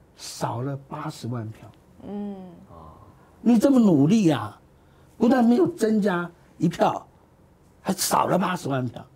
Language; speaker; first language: Chinese; native; Chinese